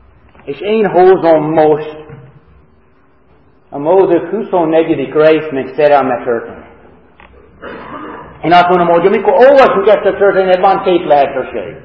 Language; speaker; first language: Hungarian; non-native, fluent; English